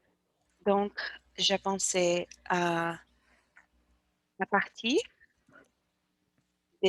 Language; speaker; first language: French; non-native, learner; Portuguese